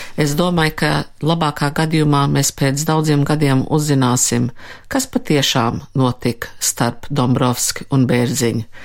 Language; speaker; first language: Latvian; early bilingual, heritage; Latvian